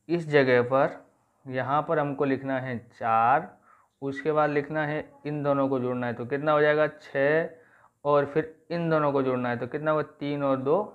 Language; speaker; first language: Hindi; native; Hindi